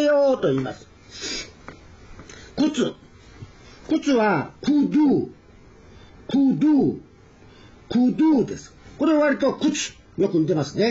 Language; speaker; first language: Japanese; native; Japanese